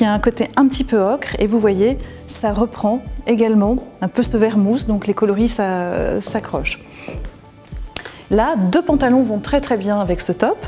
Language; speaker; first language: French; native; French